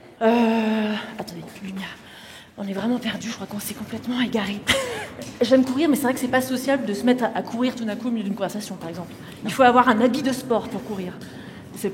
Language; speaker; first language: French; native; French